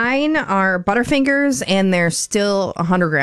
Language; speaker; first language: English; native; English